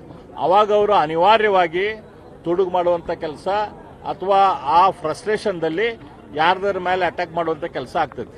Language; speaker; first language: Kannada; native; Kannada